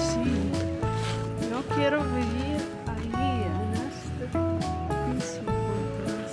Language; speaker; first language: Spanish; non-native, fluent; Dutch